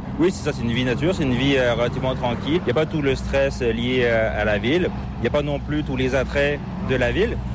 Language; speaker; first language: French; native; French